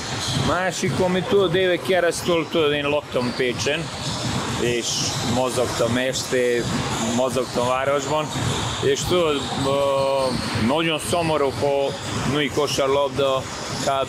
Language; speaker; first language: Hungarian; non-native, fluent; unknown